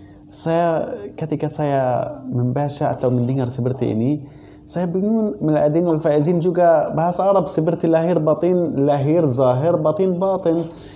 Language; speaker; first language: Malay; non-native, fluent; Arabic